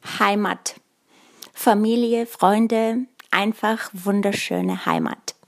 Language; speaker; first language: German; early bilingual, other home language; Bulgarian